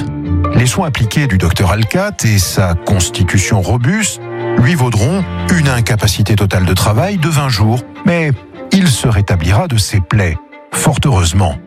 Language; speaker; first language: French; native; French